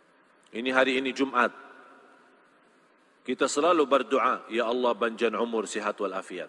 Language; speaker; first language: Indonesian; non-native, fluent; Arabic